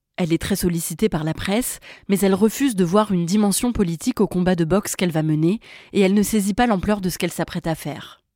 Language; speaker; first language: French; native; French